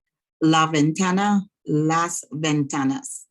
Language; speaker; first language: Spanish; non-native, learner; English